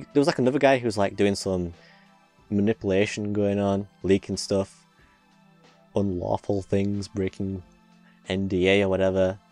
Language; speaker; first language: English; native; English